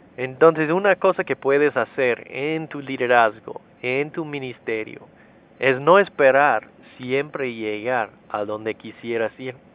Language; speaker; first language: Spanish; non-native, fluent; English